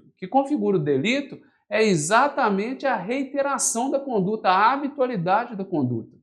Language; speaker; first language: Portuguese; native; Portuguese